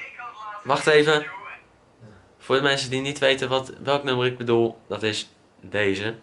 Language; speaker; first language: Dutch; native; Dutch